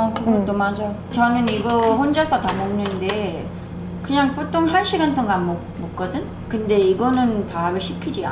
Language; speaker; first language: Korean; non-native, fluent; Italian